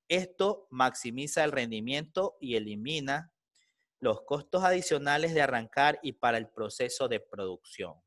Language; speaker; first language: Spanish; native; Spanish